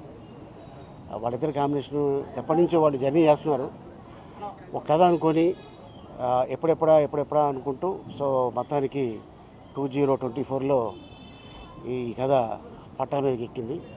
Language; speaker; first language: Telugu; native; Telugu